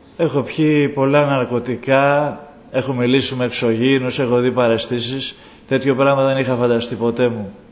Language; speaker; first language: Greek; native; Greek